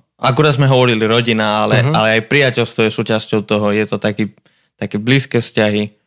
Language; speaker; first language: Slovak; non-native, fluent; Spanish